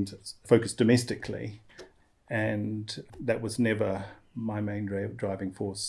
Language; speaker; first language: English; native; English